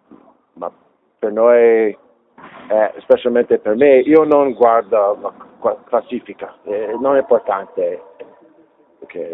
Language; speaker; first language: Italian; non-native, learner; English